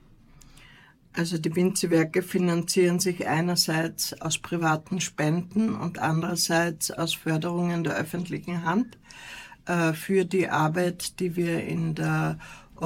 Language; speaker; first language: German; native; German